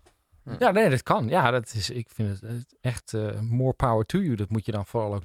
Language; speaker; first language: Dutch; native; Dutch